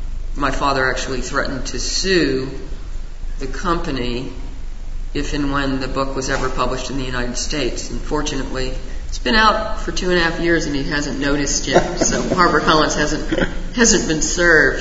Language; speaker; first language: English; native; English